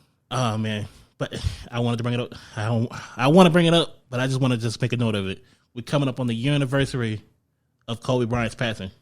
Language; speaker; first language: English; native; English